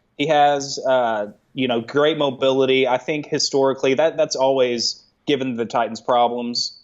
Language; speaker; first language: English; native; English